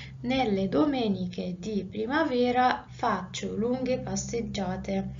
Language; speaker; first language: Italian; non-native, fluent; Arabic